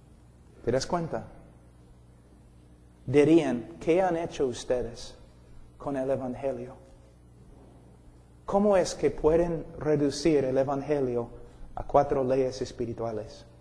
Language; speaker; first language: Spanish; non-native, fluent; English